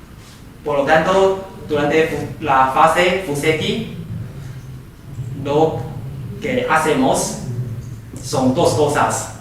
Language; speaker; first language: Spanish; non-native, fluent; Chinese